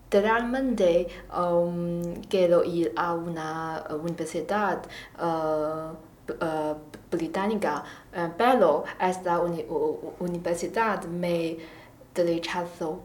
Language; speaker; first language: Spanish; non-native, learner; Chinese